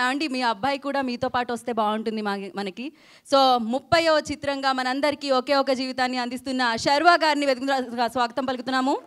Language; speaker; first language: Telugu; native; Telugu